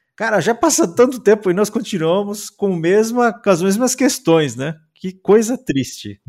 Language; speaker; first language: Portuguese; native; Portuguese